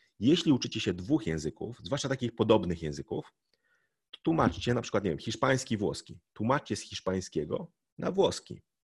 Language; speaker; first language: Polish; native; Polish